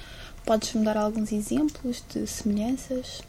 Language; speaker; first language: Portuguese; native; Portuguese